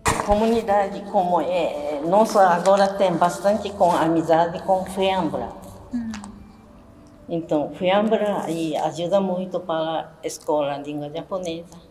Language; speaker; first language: Portuguese; non-native, learner; Japanese